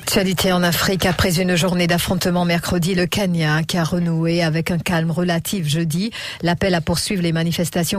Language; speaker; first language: French; non-native, local second language; Morisyen